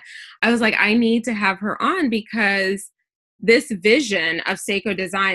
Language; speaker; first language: English; native; English